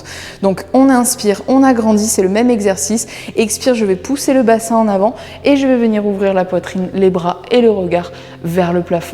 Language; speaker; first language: French; native; French